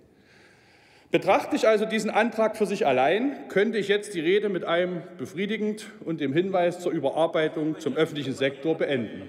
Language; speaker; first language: German; native; German